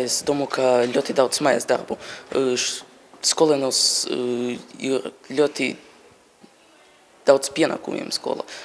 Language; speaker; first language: Latvian; non-native, local second language; Russian